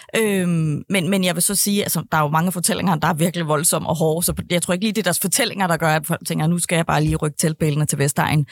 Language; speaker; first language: Danish; native; Danish